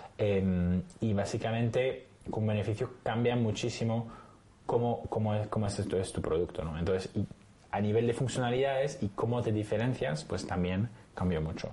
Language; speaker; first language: Spanish; non-native, fluent; French